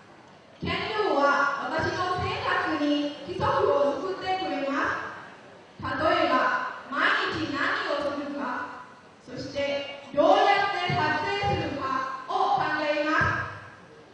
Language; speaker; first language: Japanese; non-native, learner; Lao